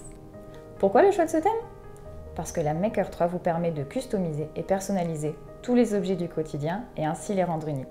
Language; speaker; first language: French; native; French